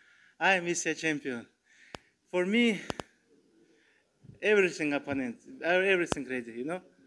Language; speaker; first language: English; non-native, learner; Turkmen